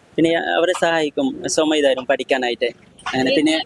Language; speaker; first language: Malayalam; non-native, local second language; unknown